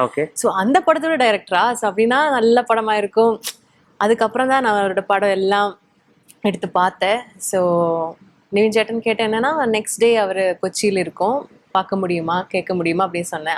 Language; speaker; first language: Tamil; non-native, learner; Malayalam